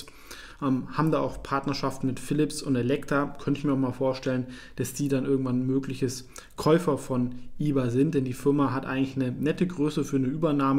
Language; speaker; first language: German; native; German